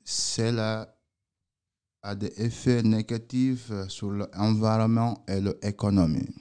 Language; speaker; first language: French; non-native, learner; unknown